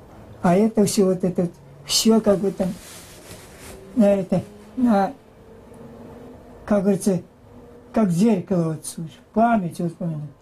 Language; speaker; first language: Russian; native; Russian